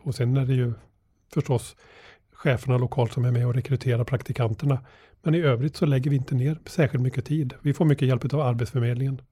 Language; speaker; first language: Swedish; native; Swedish